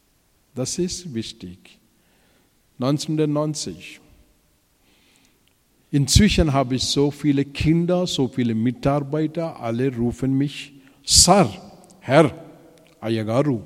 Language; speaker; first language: German; non-native, fluent; Telugu